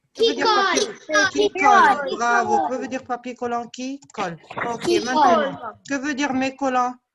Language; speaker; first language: French; non-native, local second language; Arabic